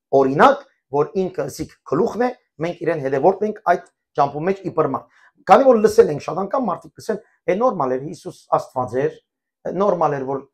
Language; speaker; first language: Armenian; early bilingual, heritage; Armenian